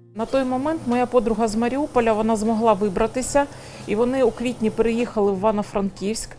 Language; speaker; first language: Ukrainian; native; Ukrainian